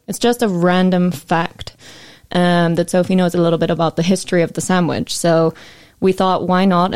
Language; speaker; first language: English; native; English